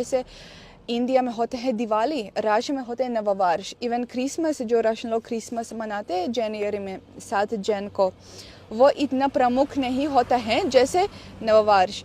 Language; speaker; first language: Hindi; non-native, learner; Russian